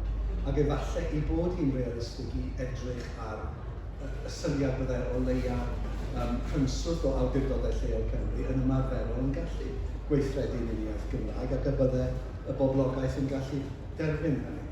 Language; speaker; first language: Welsh; native; Welsh